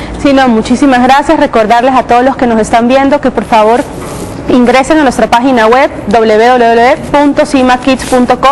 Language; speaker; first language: Spanish; native; Spanish